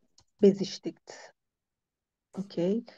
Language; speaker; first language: German; non-native, learner; Turkish